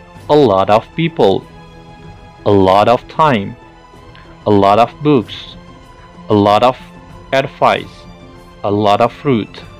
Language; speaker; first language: English; non-native, fluent; Indonesian